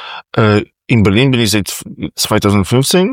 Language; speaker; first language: German; non-native, fluent; Polish